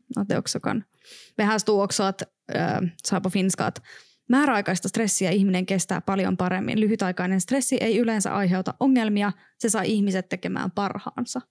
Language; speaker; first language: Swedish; non-native, local second language; Finnish